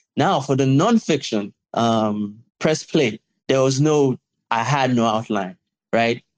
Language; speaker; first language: English; non-native, local second language; Yoruba